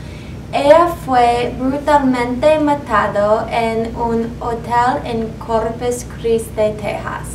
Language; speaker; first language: Spanish; non-native, learner; English